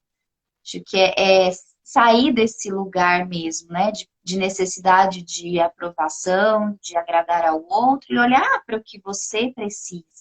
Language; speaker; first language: Portuguese; native; Portuguese